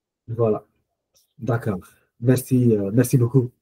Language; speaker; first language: French; non-native, fluent; Punjabi